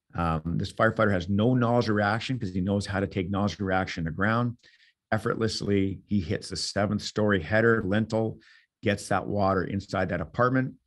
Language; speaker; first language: English; native; English